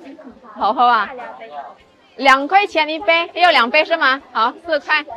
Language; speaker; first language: Chinese; non-native, local second language; Indonesian